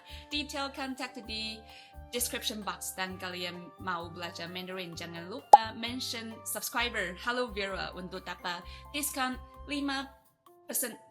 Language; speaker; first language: Indonesian; non-native, fluent; Chinese